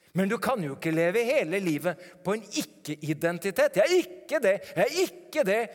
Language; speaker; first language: Norwegian; native; Norwegian